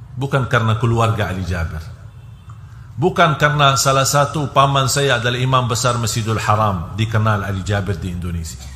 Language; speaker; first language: Indonesian; non-native, fluent; Arabic